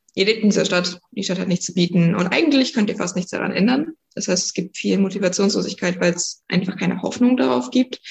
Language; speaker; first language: German; native; German